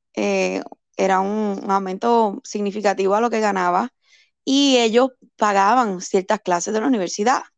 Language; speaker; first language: Spanish; early bilingual, heritage; Spanish